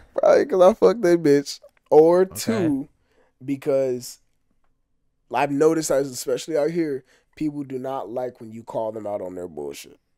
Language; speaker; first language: English; native; English